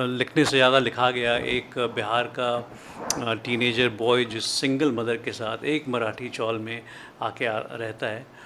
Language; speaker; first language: Hindi; native; Hindi